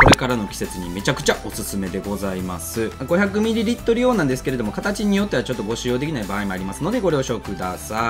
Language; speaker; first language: Japanese; native; Japanese